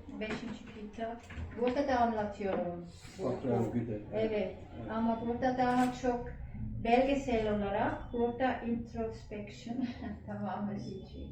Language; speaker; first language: Turkish; non-native, learner; German